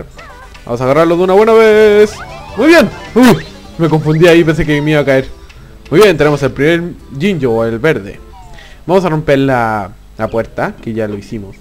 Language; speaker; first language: Spanish; native; Spanish